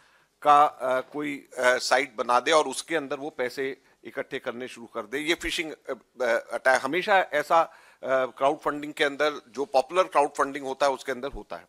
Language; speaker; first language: Hindi; native; Hindi